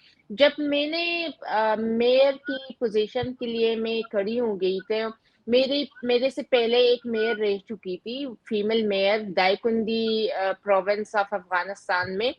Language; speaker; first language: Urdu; non-native, fluent; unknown